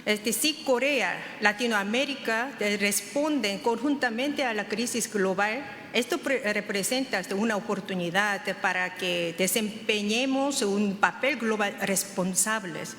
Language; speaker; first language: Spanish; non-native, fluent; Korean